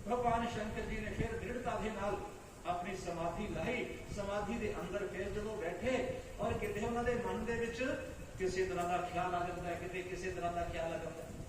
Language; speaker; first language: Hindi; non-native, local second language; Punjabi